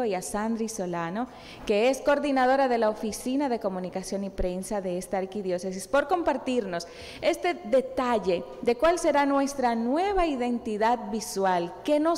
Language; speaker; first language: Spanish; native; Spanish